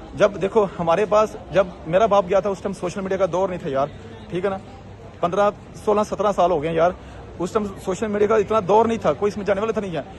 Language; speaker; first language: Urdu; non-native, local second language; Punjabi